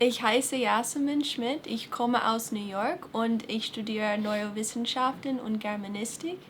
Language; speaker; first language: German; non-native, fluent; English